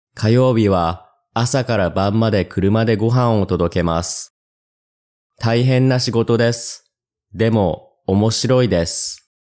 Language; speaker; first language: Japanese; non-native, learner; English